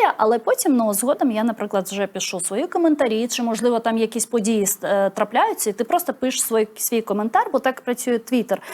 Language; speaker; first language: Ukrainian; non-native, local second language; Crimean Tatar